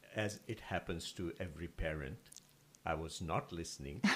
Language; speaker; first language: English; non-native, local second language; Marathi